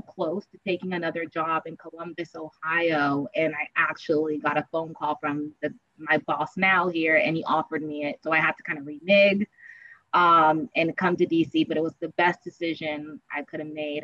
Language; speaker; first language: English; native; English